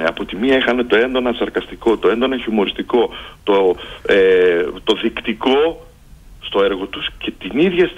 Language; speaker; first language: Greek; native; Greek